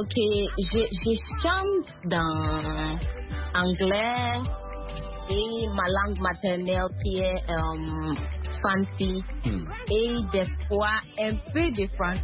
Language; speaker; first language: French; non-native, learner; Akan